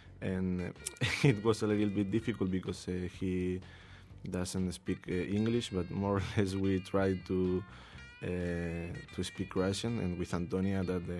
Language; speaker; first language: English; non-native, learner; Spanish